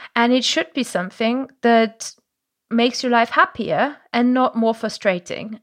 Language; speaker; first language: English; non-native, fluent; German